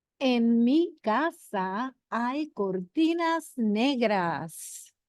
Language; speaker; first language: Spanish; non-native, fluent; English